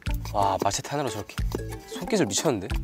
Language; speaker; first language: Korean; native; Korean